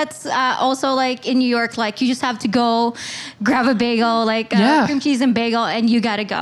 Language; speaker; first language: English; non-native, local second language; Filipino